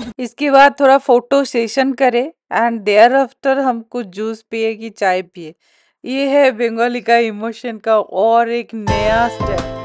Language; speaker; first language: Hindi; non-native, local second language; Bangla